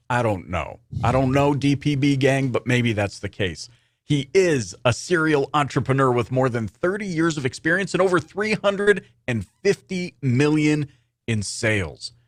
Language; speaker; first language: English; native; English